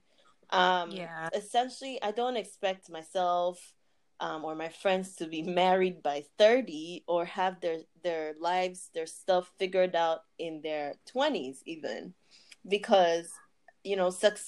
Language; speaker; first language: English; non-native, local second language; Igbo